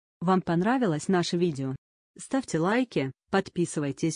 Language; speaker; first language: Russian; native; Russian